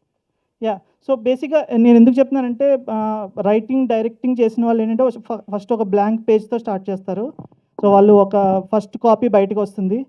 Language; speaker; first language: Telugu; native; Telugu